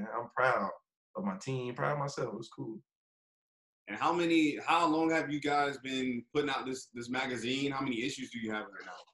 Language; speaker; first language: English; native; English